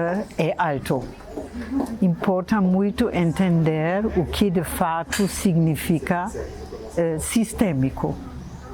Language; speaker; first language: Portuguese; non-native, fluent; German